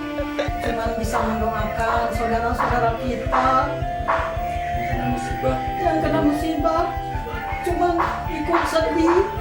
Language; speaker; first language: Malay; non-native, local second language; Sundanese